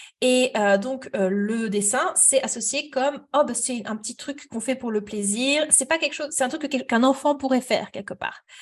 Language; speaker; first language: French; native; French